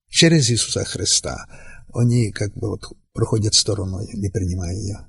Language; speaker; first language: Russian; non-native, local second language; Rusyn